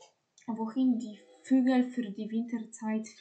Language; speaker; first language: German; non-native, fluent; Polish